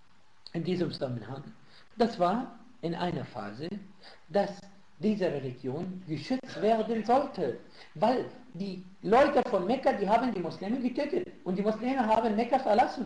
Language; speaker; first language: German; non-native, fluent; Arabic